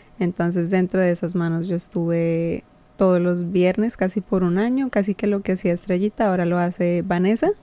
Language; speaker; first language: Spanish; native; Spanish